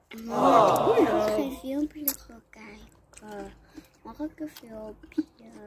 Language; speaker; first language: Dutch; early bilingual, other home language; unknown